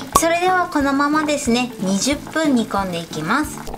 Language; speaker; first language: Japanese; native; Japanese